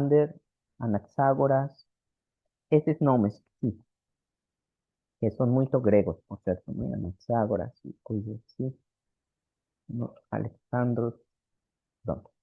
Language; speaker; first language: Spanish; non-native, fluent; Portuguese